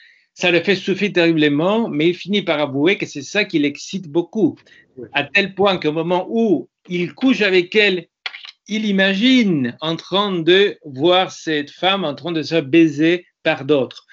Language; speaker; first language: French; non-native, fluent; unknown